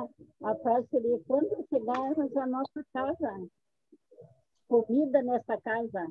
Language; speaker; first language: Spanish; non-native, learner; Portuguese